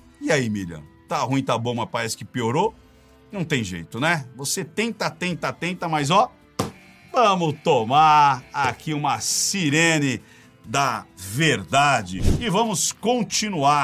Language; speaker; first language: Portuguese; native; Portuguese